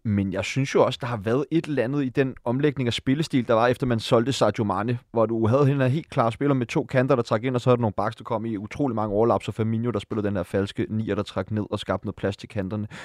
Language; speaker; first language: Danish; native; Danish